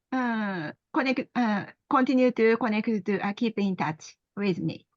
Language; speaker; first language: English; non-native, learner; Japanese